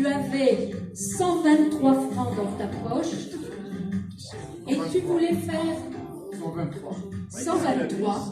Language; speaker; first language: French; native; French